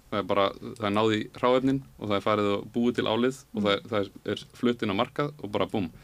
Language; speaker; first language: Icelandic; native; Icelandic